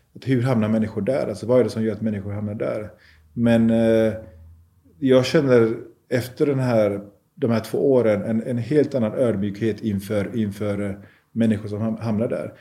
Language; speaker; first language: Swedish; early bilingual, other home language; Persian